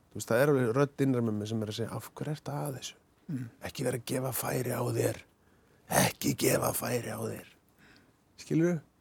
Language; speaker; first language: Icelandic; native; Icelandic